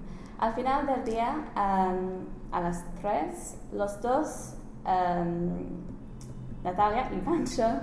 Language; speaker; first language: Spanish; non-native, learner; English